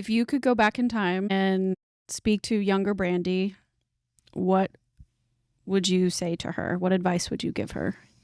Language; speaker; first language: English; native; English